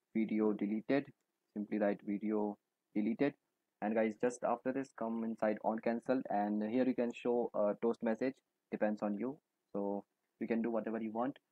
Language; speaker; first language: English; non-native, local second language; Hindi